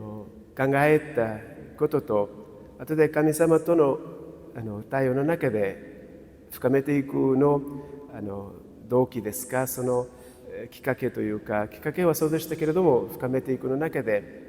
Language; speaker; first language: Japanese; non-native, fluent; Portuguese